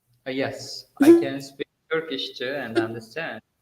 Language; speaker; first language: English; non-native, fluent; Uzbek